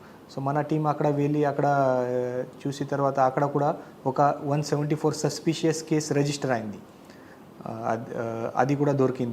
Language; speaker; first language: Telugu; non-native, fluent; Hindi